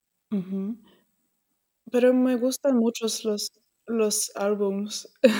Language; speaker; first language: Spanish; non-native, fluent; English